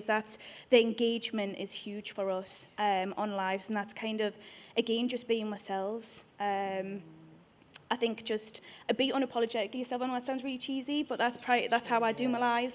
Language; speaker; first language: English; native; English